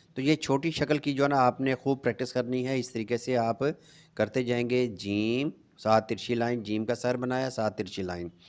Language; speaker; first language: Urdu; non-native, local second language; Punjabi